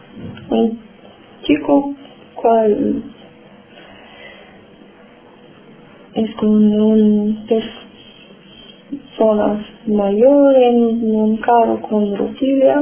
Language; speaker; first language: Spanish; non-native, learner; Romanian